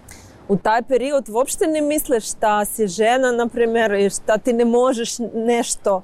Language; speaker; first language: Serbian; non-native, learner; Ukrainian